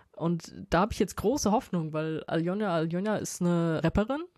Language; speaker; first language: German; native; German